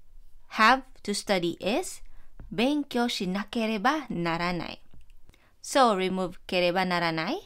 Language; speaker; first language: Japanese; non-native, fluent; Filipino